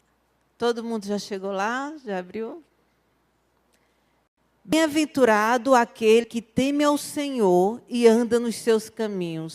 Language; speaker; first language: Portuguese; native; Portuguese